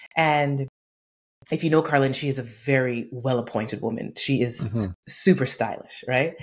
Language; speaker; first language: English; native; English